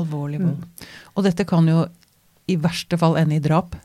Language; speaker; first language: Norwegian; native; Norwegian